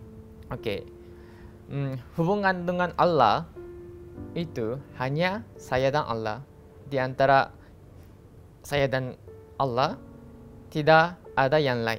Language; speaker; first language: Indonesian; non-native, learner; Japanese